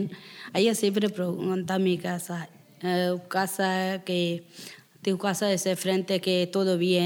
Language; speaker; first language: Spanish; non-native, learner; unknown